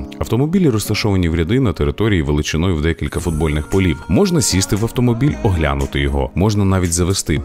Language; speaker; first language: Ukrainian; native; Ukrainian